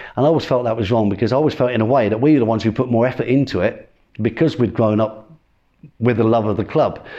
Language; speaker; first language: English; native; English